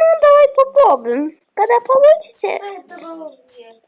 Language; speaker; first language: Russian; non-native, local second language; Ukrainian